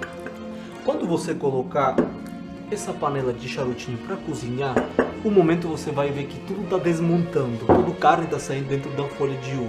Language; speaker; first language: Portuguese; non-native, fluent; Armenian